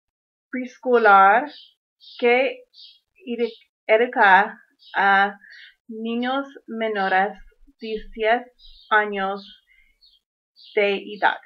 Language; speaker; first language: Spanish; non-native, learner; English